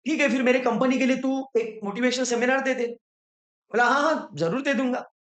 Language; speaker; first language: Hindi; non-native, local second language; Marathi